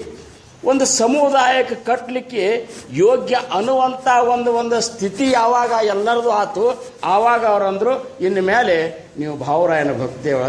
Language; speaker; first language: Kannada; native; Kannada